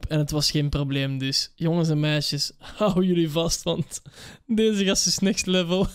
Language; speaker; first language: Dutch; native; Dutch